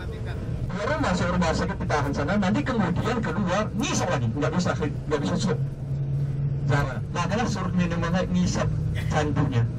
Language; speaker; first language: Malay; non-native, fluent; Chinese